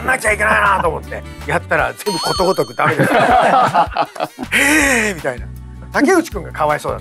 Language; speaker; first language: Japanese; native; Japanese